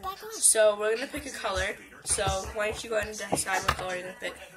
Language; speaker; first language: English; native; English